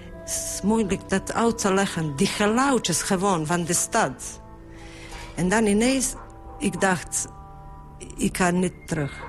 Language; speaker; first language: Dutch; non-native, fluent; Bosnian